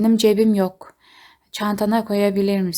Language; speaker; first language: Turkish; non-native, learner; Kazakh